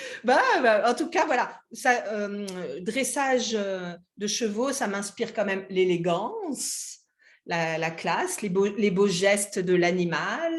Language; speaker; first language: French; native; French